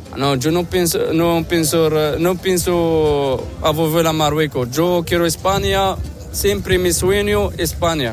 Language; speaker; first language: Spanish; non-native, learner; Arabic